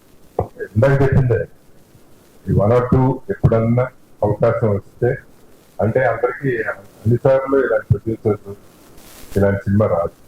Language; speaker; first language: Telugu; native; Telugu